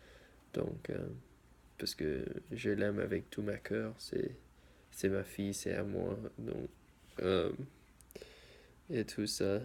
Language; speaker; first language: French; non-native, learner; English